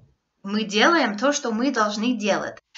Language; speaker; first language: Russian; non-native, fluent; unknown